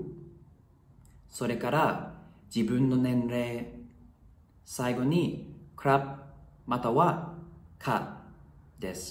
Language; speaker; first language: Japanese; non-native, fluent; Thai